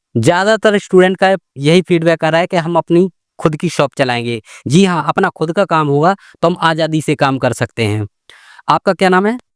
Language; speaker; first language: Hindi; native; Hindi